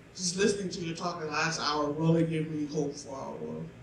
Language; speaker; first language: English; non-native, fluent; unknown